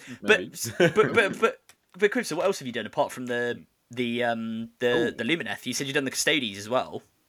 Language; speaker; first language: English; native; English